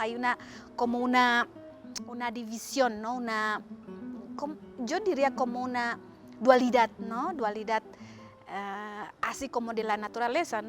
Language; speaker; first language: Spanish; non-native, fluent; Indonesian